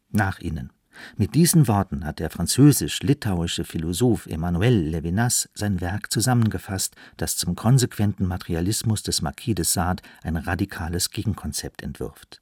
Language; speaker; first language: German; native; German